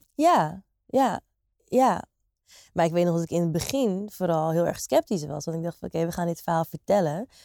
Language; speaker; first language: Dutch; native; Dutch